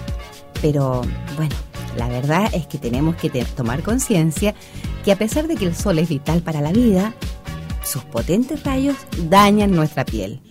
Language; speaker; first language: Spanish; native; Spanish